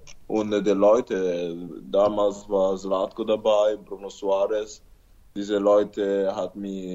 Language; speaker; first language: German; non-native, learner; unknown